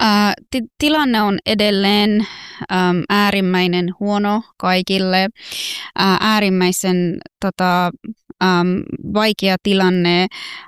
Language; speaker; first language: Finnish; early bilingual, other home language; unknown